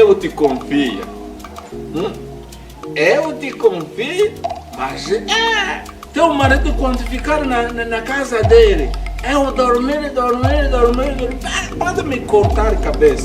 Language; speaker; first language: Portuguese; non-native, learner; Kinyarwanda